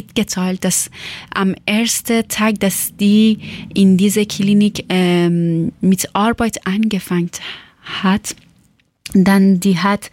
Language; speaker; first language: German; non-native, learner; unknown